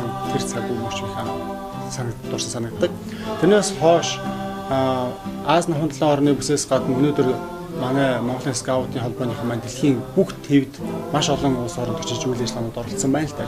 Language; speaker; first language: Mongolian; native; Mongolian